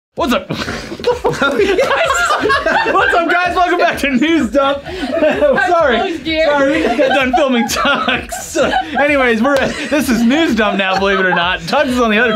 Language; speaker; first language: English; native; English